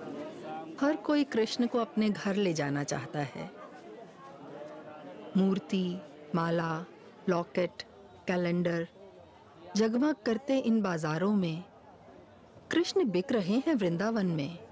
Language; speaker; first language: Hindi; native; Hindi